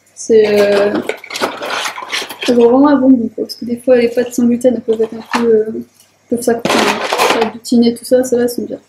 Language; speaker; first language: French; native; French